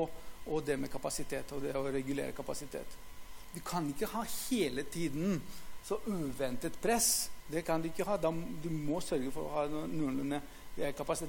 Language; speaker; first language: Norwegian; non-native, fluent; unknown